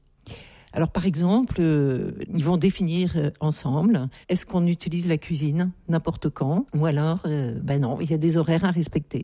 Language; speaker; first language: French; native; French